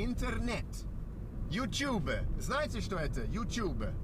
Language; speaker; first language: Russian; non-native, learner; English